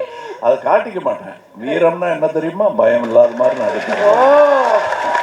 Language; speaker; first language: Tamil; native; Tamil